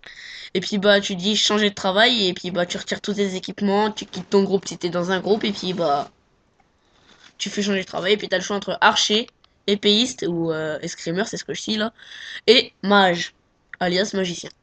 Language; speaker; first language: French; native; French